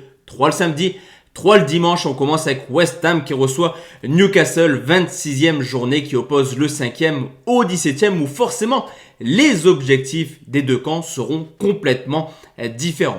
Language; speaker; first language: French; native; French